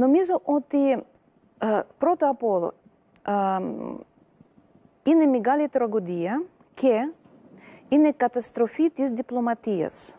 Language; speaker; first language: Greek; non-native, learner; Russian